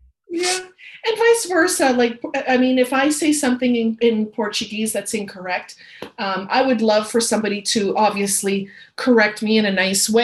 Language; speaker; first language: English; native; English